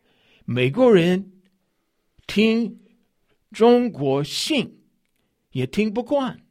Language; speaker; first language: Chinese; non-native, fluent; English